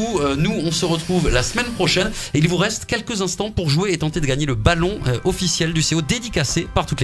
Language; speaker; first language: French; native; French